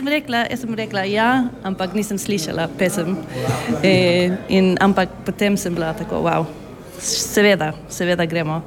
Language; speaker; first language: Slovenian; non-native, learner; English